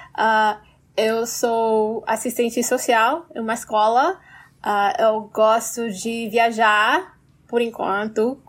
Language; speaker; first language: Portuguese; non-native, fluent; English